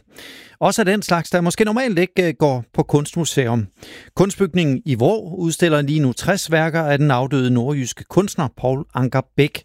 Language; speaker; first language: Danish; native; Danish